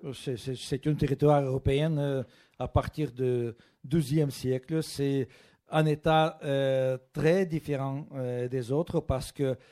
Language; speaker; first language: French; non-native, fluent; Russian